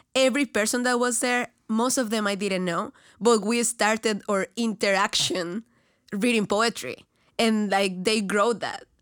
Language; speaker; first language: English; non-native, fluent; Spanish